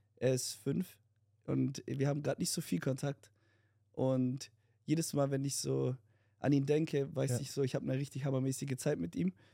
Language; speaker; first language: German; early bilingual, other home language; Amharic